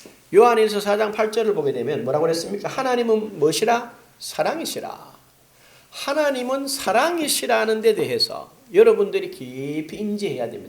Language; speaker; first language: Korean; native; Korean